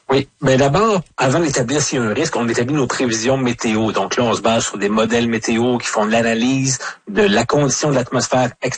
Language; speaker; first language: French; native; French